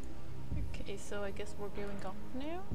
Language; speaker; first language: English; non-native, fluent; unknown